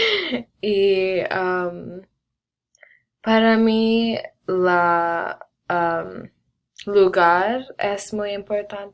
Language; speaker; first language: Spanish; non-native, learner; English